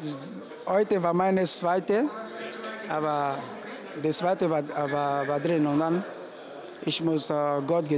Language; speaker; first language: German; non-native, learner; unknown